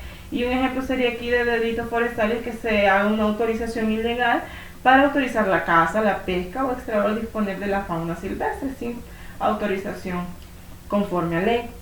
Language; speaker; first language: Spanish; native; Spanish